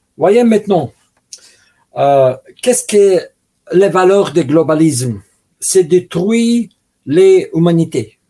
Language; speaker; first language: French; non-native, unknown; Russian